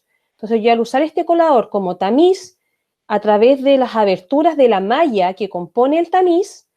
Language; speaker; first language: Spanish; native; Spanish